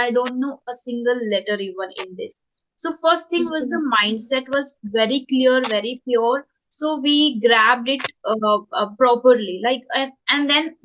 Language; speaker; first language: English; non-native, local second language; Hindi